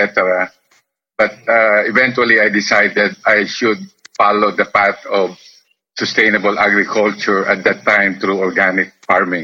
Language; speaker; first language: English; non-native, local second language; Filipino